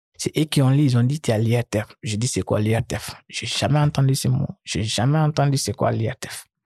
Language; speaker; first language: French; non-native, local second language; Fula